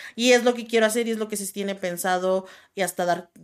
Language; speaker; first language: Spanish; native; Spanish